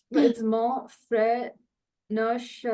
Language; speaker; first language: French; non-native, learner; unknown